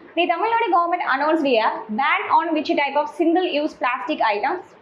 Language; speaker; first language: English; non-native, local second language; Tamil